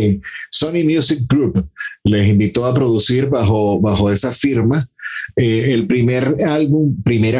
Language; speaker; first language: Spanish; native; Spanish